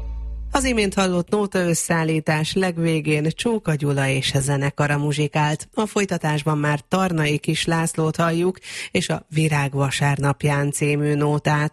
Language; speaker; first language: Hungarian; native; Hungarian